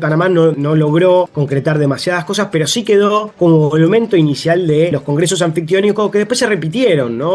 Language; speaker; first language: Spanish; native; Spanish